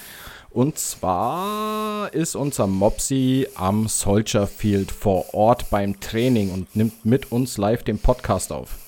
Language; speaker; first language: German; native; German